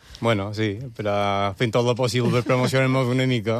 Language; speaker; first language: Catalan; native; Catalan